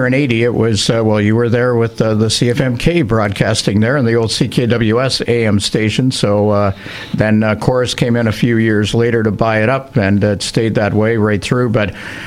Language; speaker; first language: English; native; English